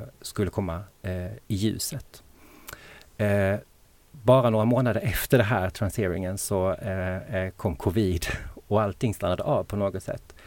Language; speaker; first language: Swedish; native; Swedish